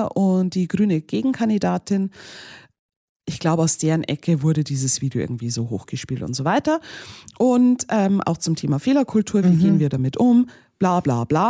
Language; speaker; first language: German; native; German